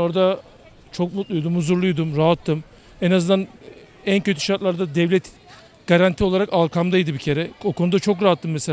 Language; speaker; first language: Turkish; native; Turkish